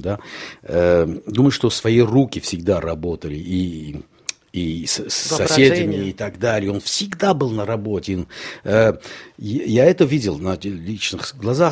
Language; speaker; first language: Russian; non-native, local second language; Armenian